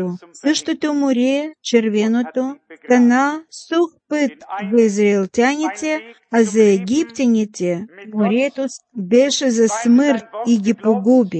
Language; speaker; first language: Bulgarian; non-native, fluent; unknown